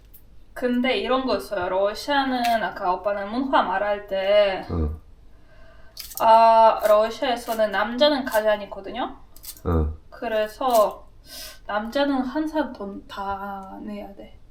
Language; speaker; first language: Korean; non-native, learner; Russian